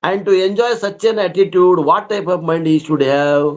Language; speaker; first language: English; non-native, local second language; Kannada